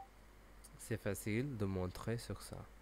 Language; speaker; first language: French; non-native, learner; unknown